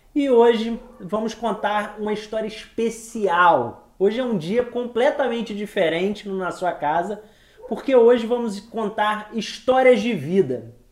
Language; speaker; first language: Portuguese; native; Portuguese